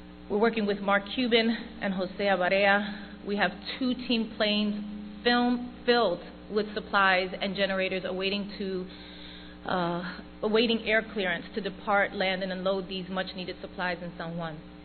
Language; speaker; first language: English; early bilingual, other home language; Spanish